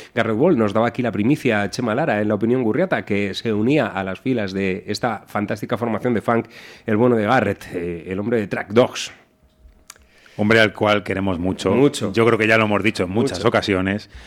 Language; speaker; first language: Spanish; native; Spanish